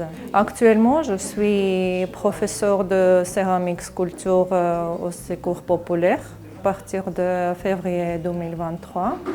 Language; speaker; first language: French; non-native, learner; Armenian